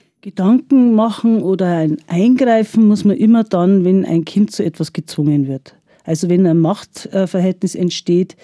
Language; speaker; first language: German; native; German